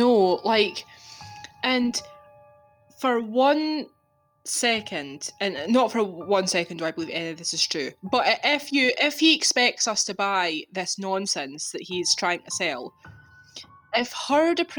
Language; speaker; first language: English; native; English